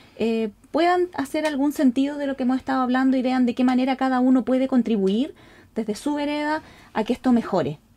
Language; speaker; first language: Spanish; native; Spanish